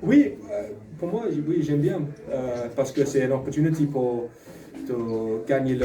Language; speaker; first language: French; non-native, learner; English